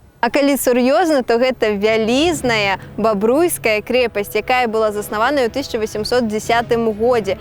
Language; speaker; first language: Belarusian; non-native, local second language; Russian